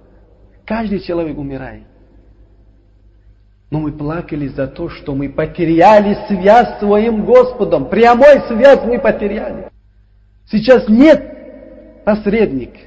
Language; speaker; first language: Russian; non-native, learner; Uzbek